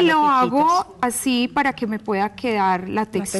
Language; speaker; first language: Spanish; native; Spanish